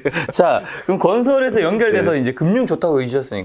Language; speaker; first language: Korean; native; Korean